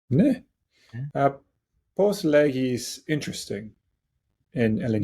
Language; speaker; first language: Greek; non-native, learner; English